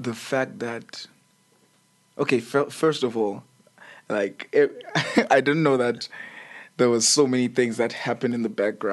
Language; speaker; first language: English; non-native, local second language; Xhosa